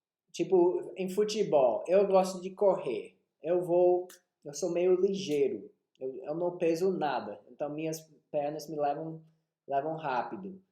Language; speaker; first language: Portuguese; non-native, fluent; English